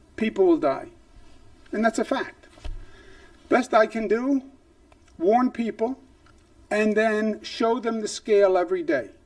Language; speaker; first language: English; native; English